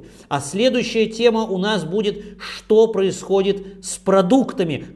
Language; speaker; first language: Russian; native; Russian